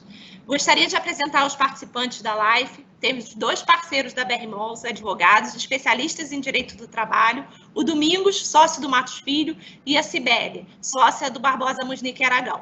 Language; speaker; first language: Portuguese; native; Portuguese